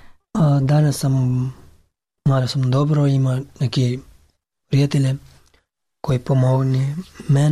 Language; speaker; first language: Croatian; non-native, learner; Pashto